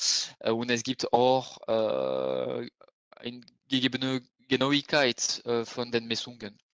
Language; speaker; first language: German; non-native, fluent; French